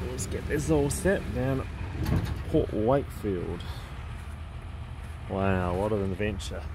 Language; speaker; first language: English; native; English